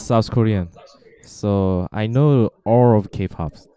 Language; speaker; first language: English; non-native, learner; Korean